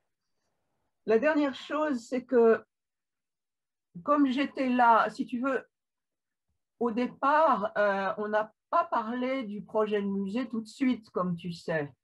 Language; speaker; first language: French; native; French